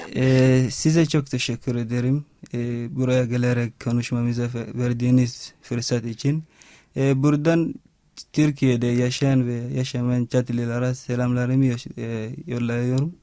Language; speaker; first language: Turkish; non-native, learner; Arabic